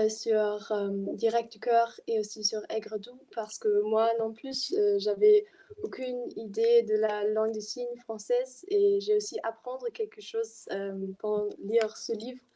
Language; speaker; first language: French; non-native, fluent; German